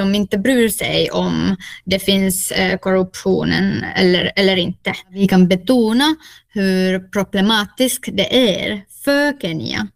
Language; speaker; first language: Swedish; non-native, local second language; Finnish